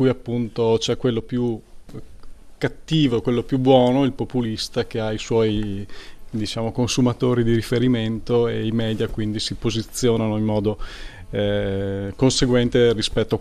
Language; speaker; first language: Italian; native; Italian